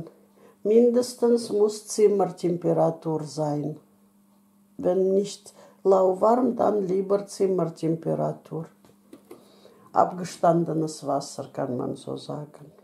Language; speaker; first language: German; non-native, fluent; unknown